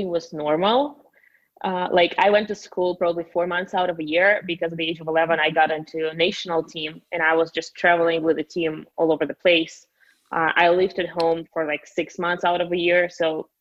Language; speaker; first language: English; non-native, fluent; Russian